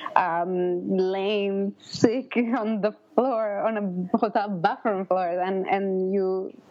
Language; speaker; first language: English; non-native, fluent; Italian